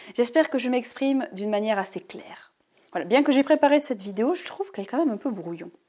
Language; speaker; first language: French; native; French